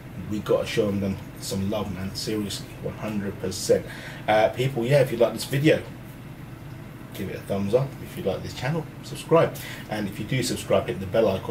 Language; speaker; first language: English; early bilingual, other home language; Hindi